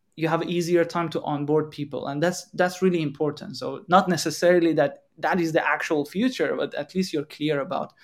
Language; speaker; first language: English; non-native, fluent; Persian